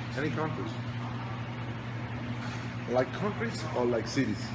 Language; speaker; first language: English; non-native, learner; Spanish